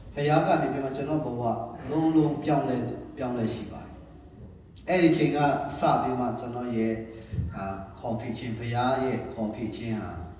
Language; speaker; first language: Burmese; non-native, local second language; Tedim Chin